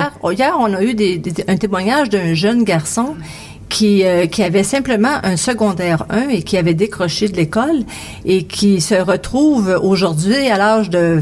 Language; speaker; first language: French; native; French